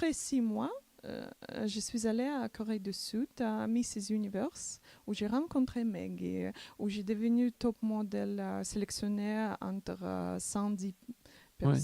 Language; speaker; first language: French; non-native, learner; Macedonian